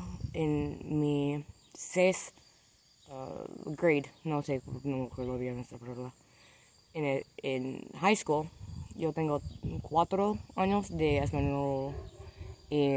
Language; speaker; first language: Spanish; non-native, learner; English